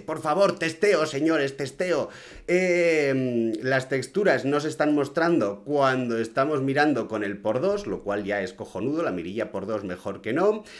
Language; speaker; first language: Spanish; native; Spanish